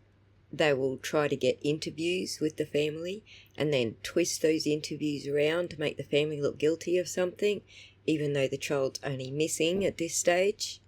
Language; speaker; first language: English; native; English